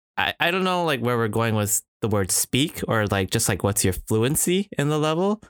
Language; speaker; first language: English; native; English